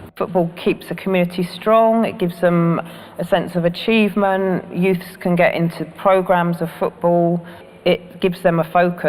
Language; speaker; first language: English; native; English